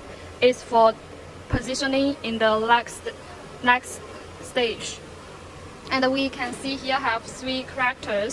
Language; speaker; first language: English; non-native, learner; Chinese